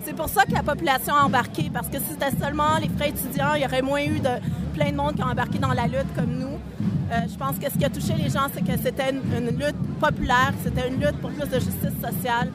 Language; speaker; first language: French; native; French